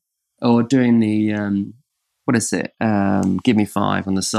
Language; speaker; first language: English; native; English